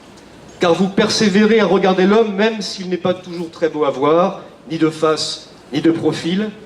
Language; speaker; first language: French; native; French